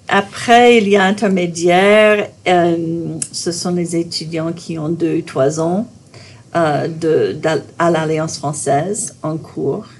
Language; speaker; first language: French; non-native, fluent; English